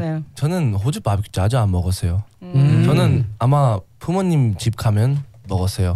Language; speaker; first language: Korean; non-native, learner; English